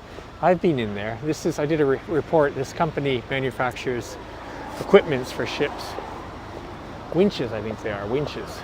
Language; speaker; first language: English; non-native, fluent; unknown